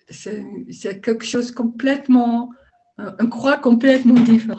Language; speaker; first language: French; non-native, learner; Dutch